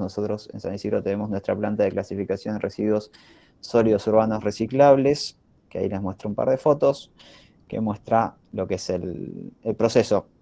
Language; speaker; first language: Spanish; native; Spanish